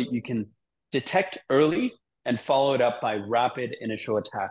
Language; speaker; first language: English; native; English